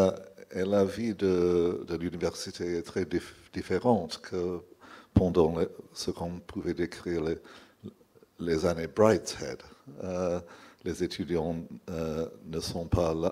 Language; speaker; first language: French; non-native, fluent; English